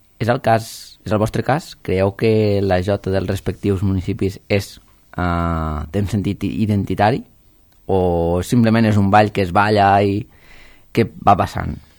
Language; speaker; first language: Catalan; native; Catalan